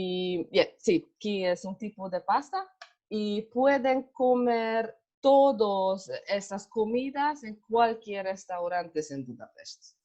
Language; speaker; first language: Spanish; non-native, learner; Hungarian